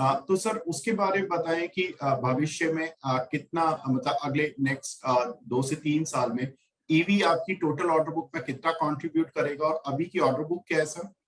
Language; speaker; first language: Hindi; native; Hindi